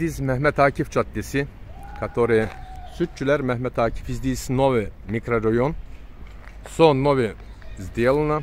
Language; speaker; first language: Russian; non-native, learner; Turkish